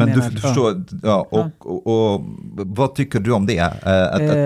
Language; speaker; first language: Swedish; early bilingual, other home language; Arabic